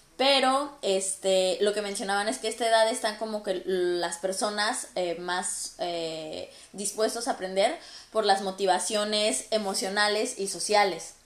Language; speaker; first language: Spanish; native; Spanish